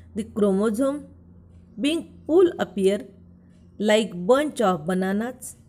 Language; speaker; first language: English; non-native, local second language; Marathi